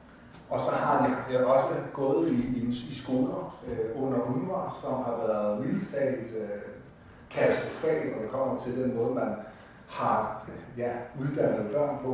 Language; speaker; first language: Danish; native; Danish